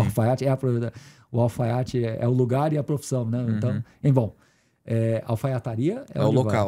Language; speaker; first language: Portuguese; native; Portuguese